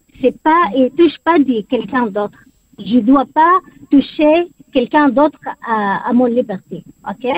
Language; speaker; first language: French; non-native, learner; Arabic